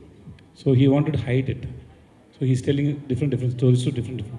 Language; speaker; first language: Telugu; non-native, learner; Tamil